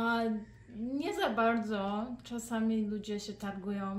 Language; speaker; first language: Polish; early bilingual, heritage; Polish